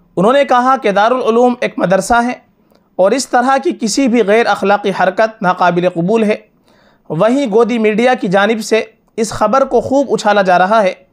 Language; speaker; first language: Urdu; native; Urdu